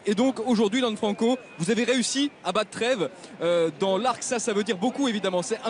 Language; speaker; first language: French; native; French